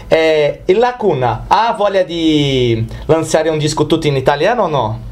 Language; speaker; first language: Italian; non-native, learner; Portuguese